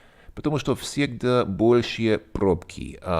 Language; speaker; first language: Russian; non-native, learner; English